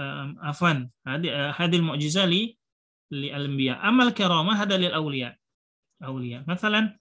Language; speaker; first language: Arabic; non-native, fluent; Indonesian